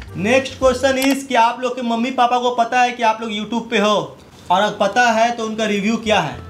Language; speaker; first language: Hindi; native; Hindi